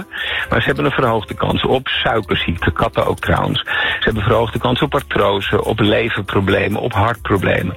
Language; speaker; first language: Dutch; native; Dutch